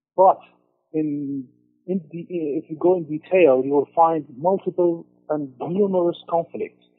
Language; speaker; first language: English; non-native, fluent; Persian